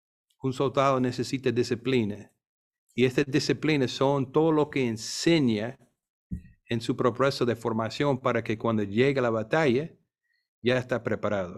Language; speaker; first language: Spanish; non-native, fluent; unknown